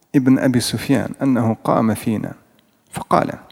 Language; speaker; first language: Arabic; non-native, fluent; Russian